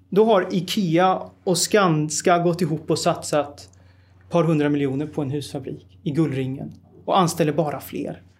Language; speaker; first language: Swedish; native; Swedish